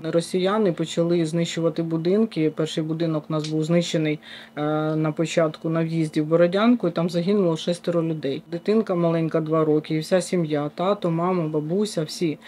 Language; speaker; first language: Ukrainian; native; Ukrainian